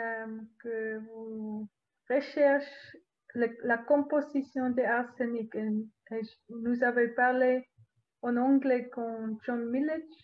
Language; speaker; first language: French; non-native, learner; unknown